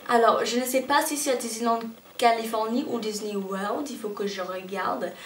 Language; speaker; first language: French; non-native, fluent; English